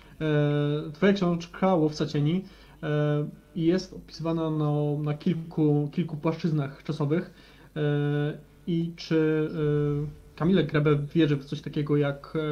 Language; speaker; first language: Polish; native; Polish